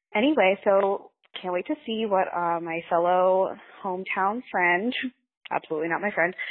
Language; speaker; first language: English; native; English